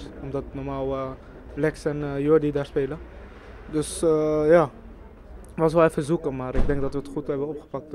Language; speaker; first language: Dutch; native; Dutch